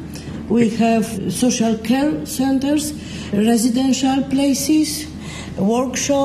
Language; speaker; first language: English; non-native, learner; Polish